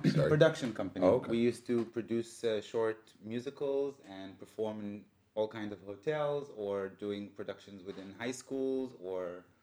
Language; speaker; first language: English; non-native, fluent; Hebrew